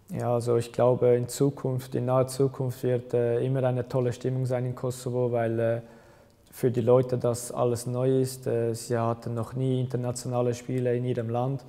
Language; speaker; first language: German; early bilingual, other home language; Albanian